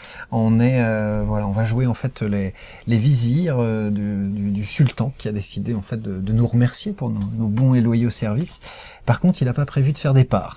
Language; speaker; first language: French; native; French